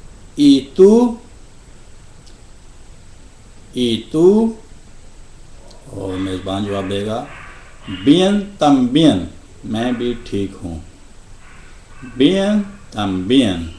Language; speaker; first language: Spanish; non-native, fluent; Urdu